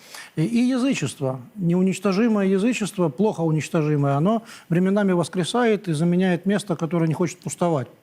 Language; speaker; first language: Russian; native; Russian